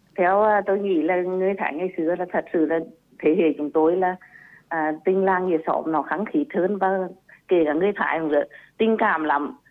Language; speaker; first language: Vietnamese; non-native, local second language; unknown